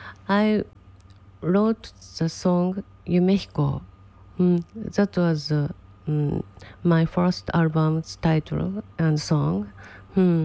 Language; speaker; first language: English; non-native, learner; Japanese